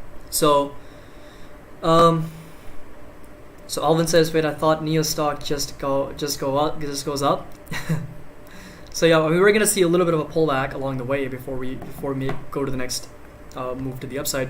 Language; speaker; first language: English; native; English